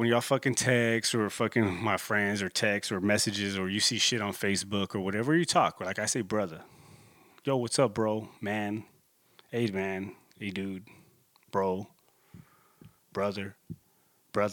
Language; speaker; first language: English; native; English